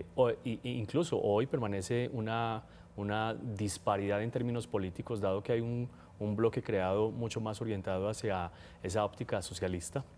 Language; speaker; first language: Spanish; native; Spanish